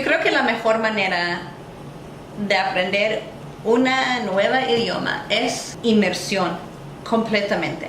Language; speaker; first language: Spanish; non-native, fluent; English